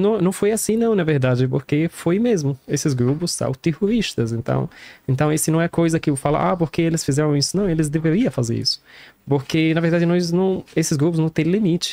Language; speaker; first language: Portuguese; non-native, learner; Arabic